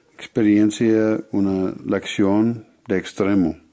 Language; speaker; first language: Spanish; non-native, learner; English